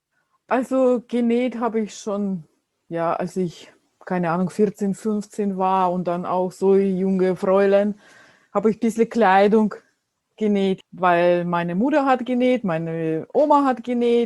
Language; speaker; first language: German; non-native, fluent; Russian